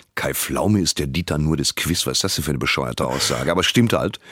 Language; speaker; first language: German; native; German